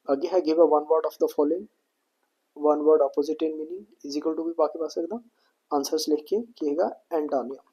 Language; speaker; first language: Hindi; non-native, local second language; Punjabi